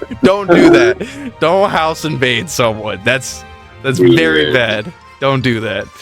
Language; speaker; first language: English; native; English